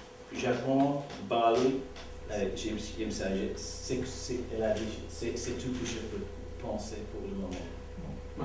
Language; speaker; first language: French; non-native, learner; English